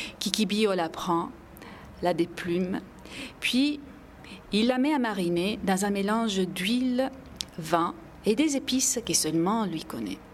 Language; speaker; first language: French; non-native, fluent; Italian